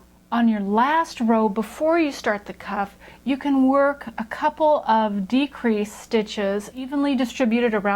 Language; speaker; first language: English; native; English